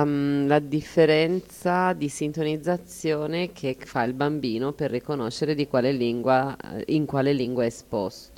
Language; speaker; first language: Italian; native; Italian